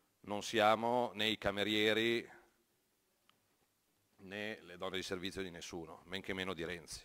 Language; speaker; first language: Italian; native; Italian